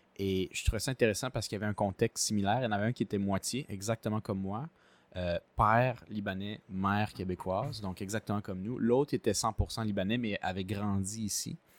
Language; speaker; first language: French; native; French